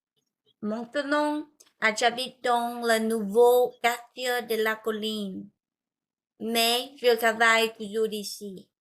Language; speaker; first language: French; non-native, learner; Vietnamese